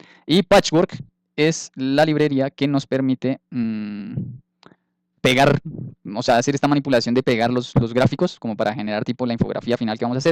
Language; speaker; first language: Spanish; native; Spanish